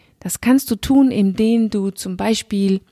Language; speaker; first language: German; non-native, fluent; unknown